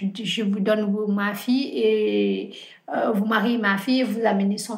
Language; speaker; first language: French; non-native, fluent; Fula